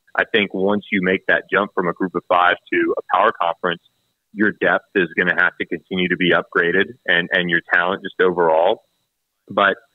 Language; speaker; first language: English; native; English